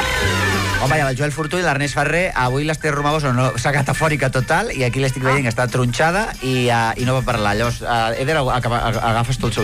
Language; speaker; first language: Catalan; native; Catalan